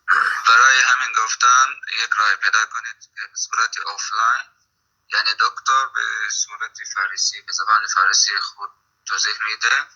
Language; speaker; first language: Persian; non-native, fluent; Arabic